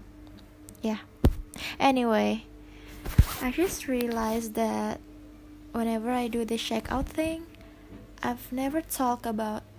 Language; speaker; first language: English; non-native, fluent; Indonesian